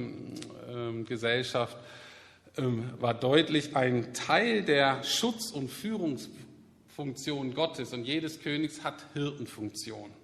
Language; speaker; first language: German; native; German